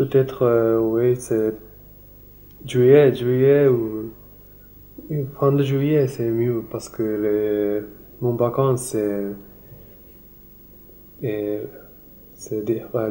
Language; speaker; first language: French; non-native, learner; Japanese